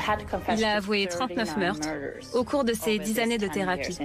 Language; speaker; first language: French; native; French